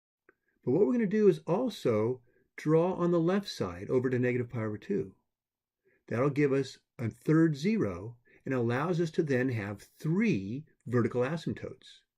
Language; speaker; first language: English; native; English